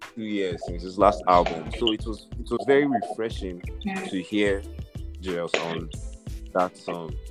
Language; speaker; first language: English; non-native, local second language; Yoruba